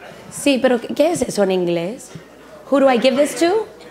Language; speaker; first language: Spanish; early bilingual, heritage; Spanish